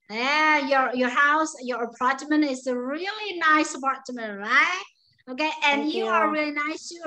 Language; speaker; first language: English; non-native, fluent; Vietnamese